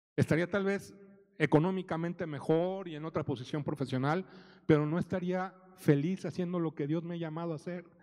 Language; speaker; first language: Spanish; native; Spanish